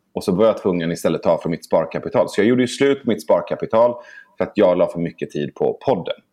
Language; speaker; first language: Swedish; early bilingual, other home language; Persian